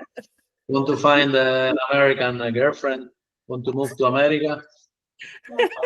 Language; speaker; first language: English; non-native, learner; Italian